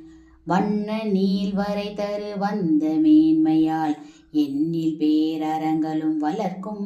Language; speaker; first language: Tamil; native; Tamil